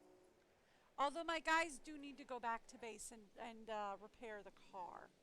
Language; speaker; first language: English; native; English